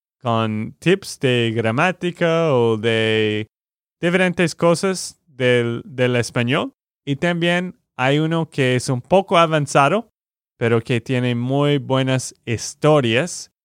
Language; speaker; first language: Spanish; non-native, learner; English